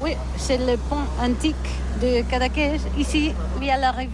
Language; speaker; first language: French; non-native, learner; Catalan